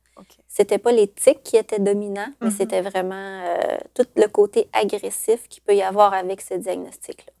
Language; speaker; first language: French; native; French